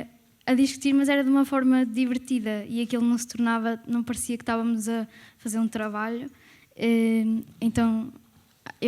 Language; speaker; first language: Portuguese; native; Portuguese